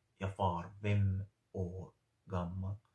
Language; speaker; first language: Swedish; non-native, learner; Finnish